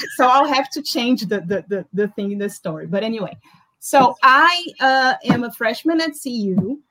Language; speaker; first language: English; non-native, fluent; Portuguese